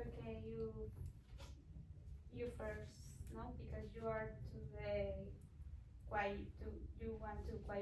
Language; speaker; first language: English; non-native, learner; Spanish